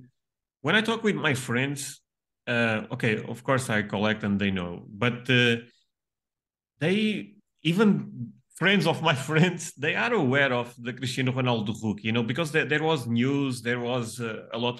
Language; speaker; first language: English; non-native, fluent; Portuguese